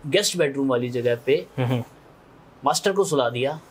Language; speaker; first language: Hindi; native; Hindi